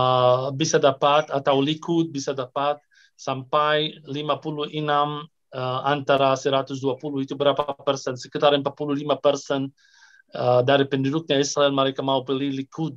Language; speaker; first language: Indonesian; non-native, fluent; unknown